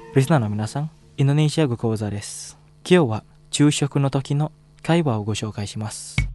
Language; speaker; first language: Japanese; non-native, fluent; Indonesian